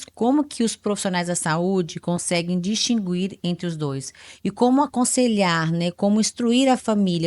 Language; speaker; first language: Portuguese; native; Portuguese